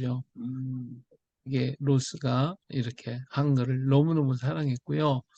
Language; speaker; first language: Korean; native; Korean